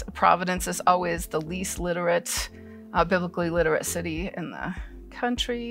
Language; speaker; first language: English; native; English